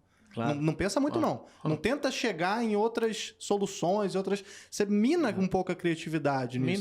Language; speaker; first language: Portuguese; native; Portuguese